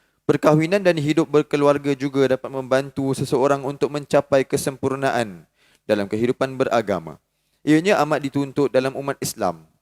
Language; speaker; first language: Malay; native; Malay